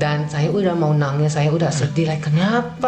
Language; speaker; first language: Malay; non-native, fluent; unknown